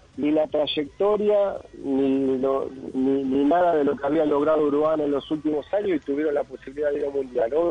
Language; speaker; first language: Spanish; native; Spanish